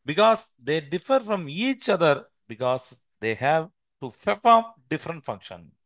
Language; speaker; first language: English; non-native, local second language; Tamil